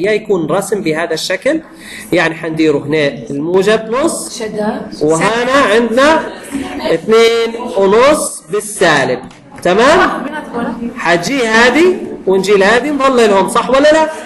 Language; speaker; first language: Arabic; native; Arabic